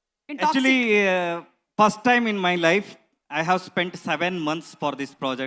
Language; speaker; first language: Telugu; non-native, learner; Kannada